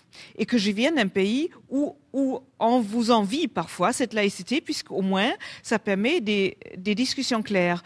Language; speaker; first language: French; non-native, fluent; German